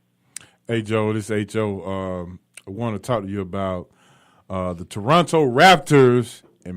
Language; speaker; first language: English; native; English